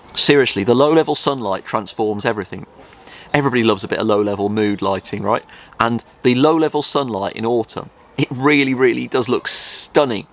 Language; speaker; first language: English; native; English